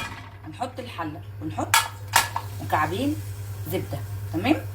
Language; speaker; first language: Arabic; native; Arabic